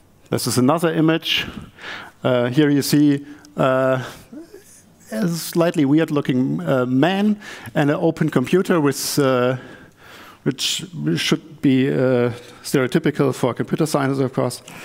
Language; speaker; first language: English; non-native, fluent; German